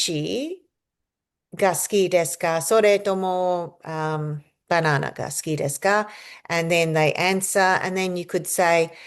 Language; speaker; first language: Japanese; non-native, fluent; English